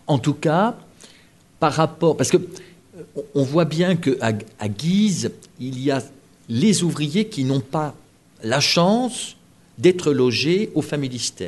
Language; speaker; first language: French; native; French